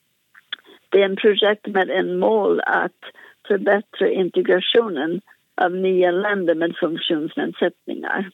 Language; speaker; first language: Swedish; non-native, fluent; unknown